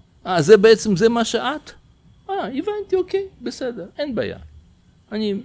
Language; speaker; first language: Hebrew; non-native, fluent; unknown